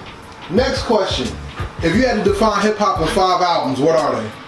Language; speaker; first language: English; native; English